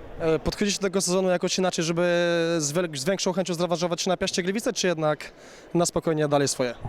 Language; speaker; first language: Polish; native; Polish